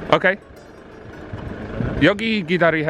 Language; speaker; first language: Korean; non-native, learner; English